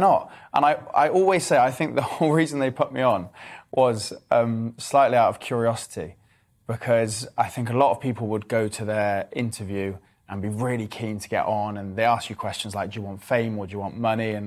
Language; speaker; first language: English; native; English